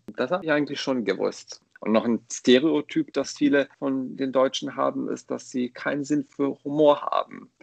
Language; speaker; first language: German; non-native, fluent; Bosnian